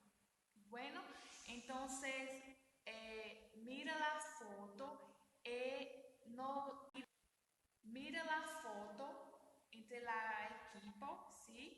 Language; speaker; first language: Spanish; non-native, learner; Portuguese